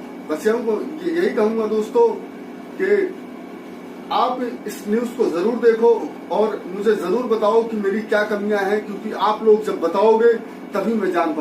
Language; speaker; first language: Hindi; native; Hindi